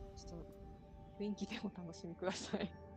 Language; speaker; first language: Japanese; native; Japanese